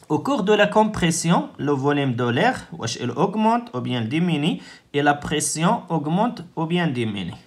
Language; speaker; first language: French; non-native, local second language; Arabic